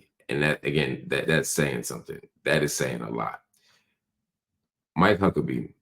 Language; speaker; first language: English; native; English